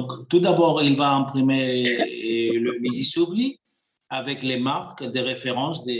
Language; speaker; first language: French; non-native, fluent; Spanish